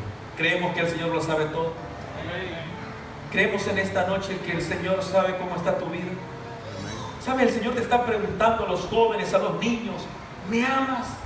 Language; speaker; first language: Spanish; native; Spanish